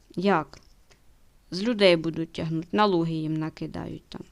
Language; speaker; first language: Ukrainian; native; Ukrainian